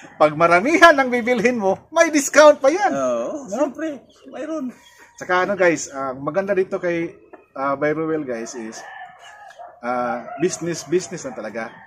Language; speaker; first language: Filipino; non-native, local second language; Cebuano